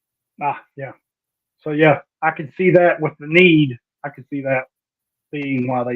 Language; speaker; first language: English; native; English